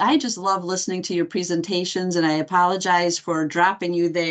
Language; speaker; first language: English; native; English